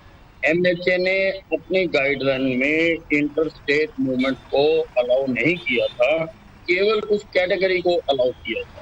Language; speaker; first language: Hindi; native; Hindi